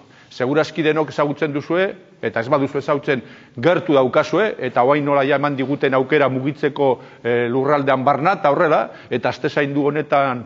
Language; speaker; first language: Basque; native; Basque